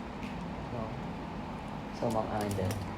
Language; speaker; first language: French; non-native, learner; Khmer